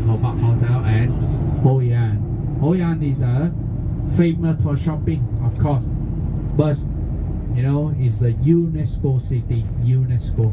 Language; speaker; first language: English; non-native, local second language; Vietnamese